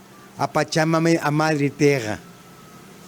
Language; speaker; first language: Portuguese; non-native, fluent; Spanish